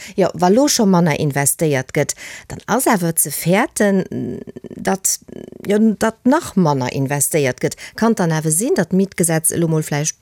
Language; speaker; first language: Luxembourgish; early bilingual, other home language; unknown